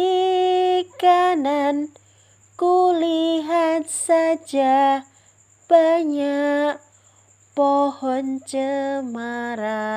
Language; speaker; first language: Indonesian; native; Indonesian